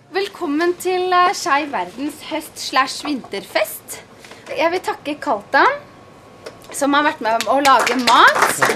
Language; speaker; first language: Norwegian; native; Norwegian